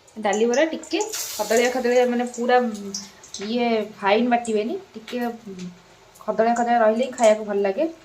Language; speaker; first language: Odia; native; Odia